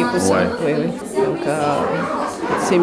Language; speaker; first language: French; non-native, learner; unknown